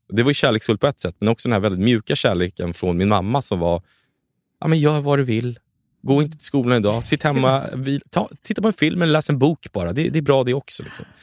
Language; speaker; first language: Swedish; native; Swedish